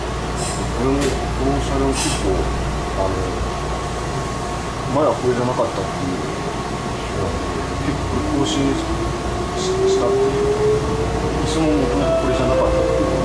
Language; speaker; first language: Japanese; native; Japanese